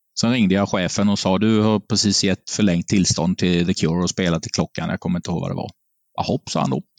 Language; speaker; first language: Swedish; native; Swedish